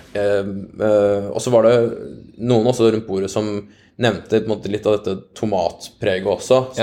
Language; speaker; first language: Norwegian; native; Norwegian